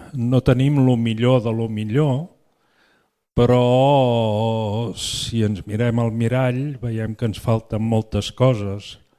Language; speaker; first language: Catalan; native; Catalan